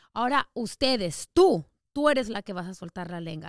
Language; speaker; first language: Spanish; early bilingual, heritage; Spanish